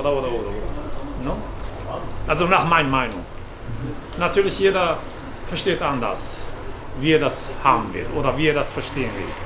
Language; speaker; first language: German; non-native, fluent; Turkish